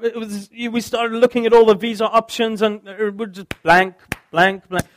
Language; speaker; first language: English; native; English